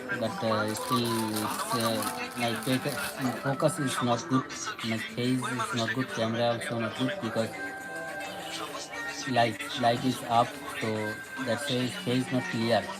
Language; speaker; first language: English; non-native, learner; Bangla